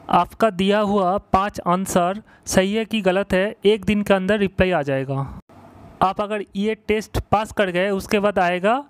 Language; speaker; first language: Hindi; non-native, local second language; Bangla